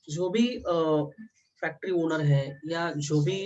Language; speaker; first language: Hindi; non-native, local second language; Marathi